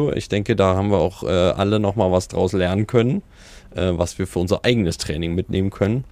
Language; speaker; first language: German; native; German